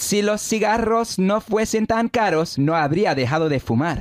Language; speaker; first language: Spanish; non-native, fluent; English